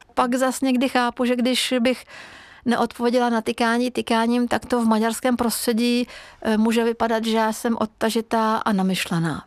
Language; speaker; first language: Czech; non-native, fluent; Hungarian